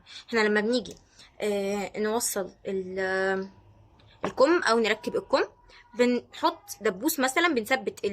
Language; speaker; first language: Arabic; native; Arabic